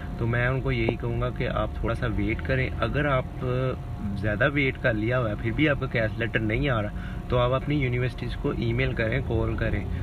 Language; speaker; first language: Urdu; native; Urdu